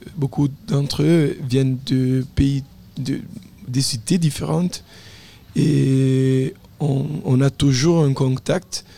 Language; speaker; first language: French; non-native, local second language; Italian